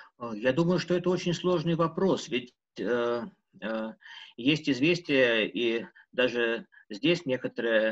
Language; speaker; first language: Russian; native; Russian